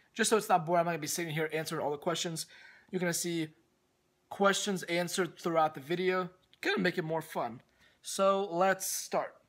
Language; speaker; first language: English; early bilingual, other home language; Russian